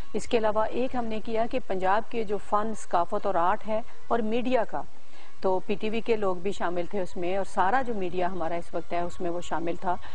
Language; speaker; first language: Urdu; non-native, local second language; Punjabi